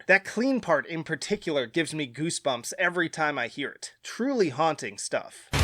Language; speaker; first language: English; native; English